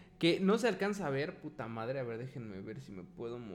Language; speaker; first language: Spanish; native; Spanish